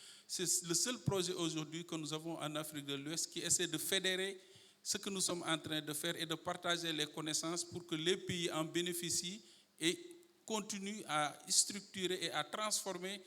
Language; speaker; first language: French; non-native, local second language; Wolof